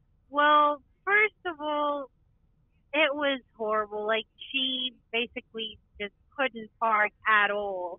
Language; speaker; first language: English; non-native, local second language; Spanish